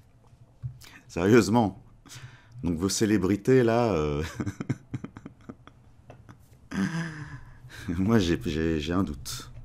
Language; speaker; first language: French; native; French